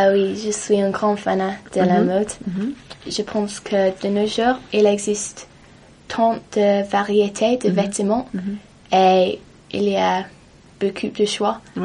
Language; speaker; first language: French; non-native, learner; English